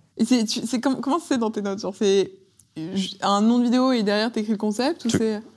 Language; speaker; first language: French; native; French